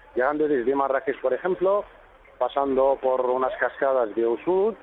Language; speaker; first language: Spanish; non-native, fluent; Arabic